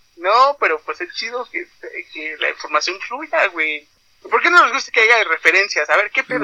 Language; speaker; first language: Spanish; native; Spanish